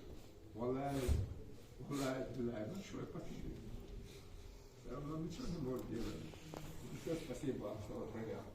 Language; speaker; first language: Russian; non-native, local second language; Ingush